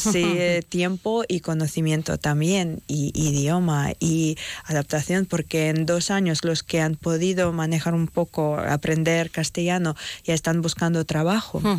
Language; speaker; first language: Spanish; non-native, fluent; Ukrainian